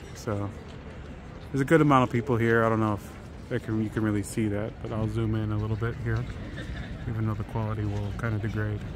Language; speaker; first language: English; native; English